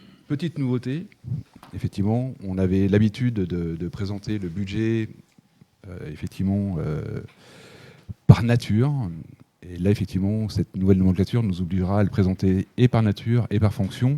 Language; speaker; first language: French; native; French